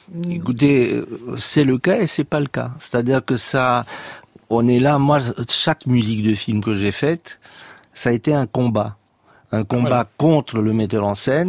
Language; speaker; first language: French; non-native, fluent; Romanian